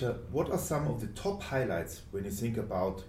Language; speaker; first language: English; non-native, fluent; German